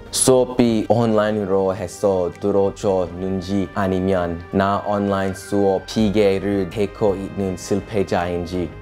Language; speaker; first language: Korean; non-native, learner; English